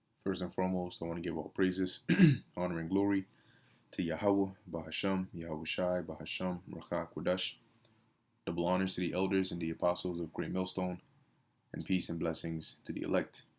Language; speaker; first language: English; native; English